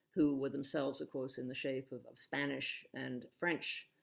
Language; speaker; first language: English; native; English